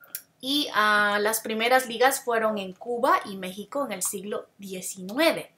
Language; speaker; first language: Spanish; non-native, fluent; English